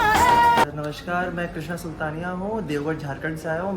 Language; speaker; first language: Hindi; native; Hindi